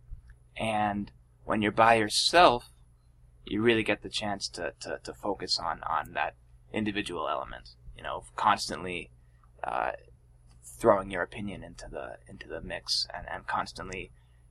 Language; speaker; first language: English; native; English